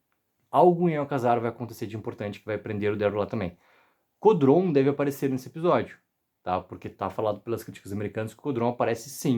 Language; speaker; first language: Portuguese; native; Portuguese